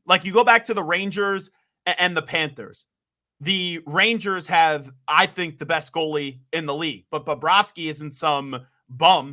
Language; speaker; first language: English; native; English